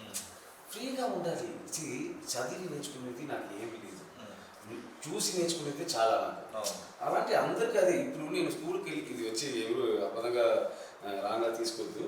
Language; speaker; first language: Telugu; non-native, learner; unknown